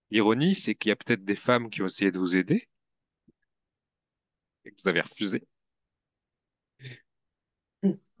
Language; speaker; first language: French; native; French